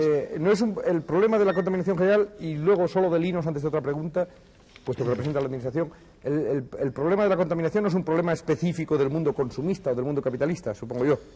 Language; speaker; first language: Spanish; native; Spanish